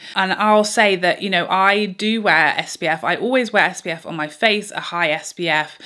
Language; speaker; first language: English; native; English